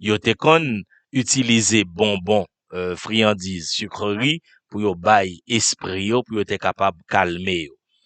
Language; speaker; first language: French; non-native, local second language; Haitian Creole